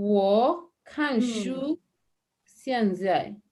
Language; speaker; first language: Chinese; non-native, learner; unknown